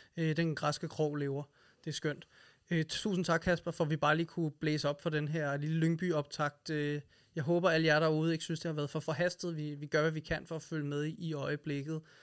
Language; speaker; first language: Danish; native; Danish